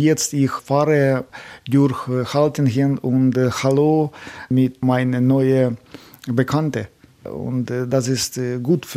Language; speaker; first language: German; non-native, learner; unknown